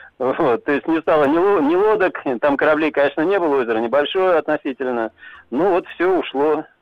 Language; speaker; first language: Russian; native; Russian